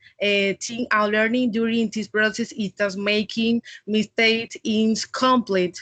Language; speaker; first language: English; non-native, learner; Spanish